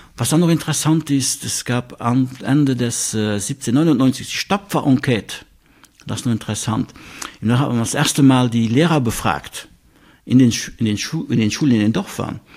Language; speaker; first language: German; non-native, local second language; Luxembourgish